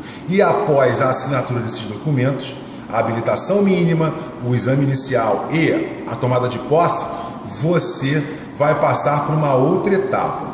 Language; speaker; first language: Portuguese; native; Portuguese